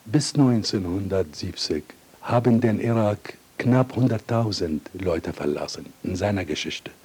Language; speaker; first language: German; non-native, fluent; Arabic